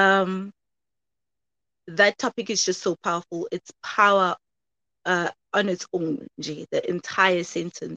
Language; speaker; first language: English; non-native, local second language; Zulu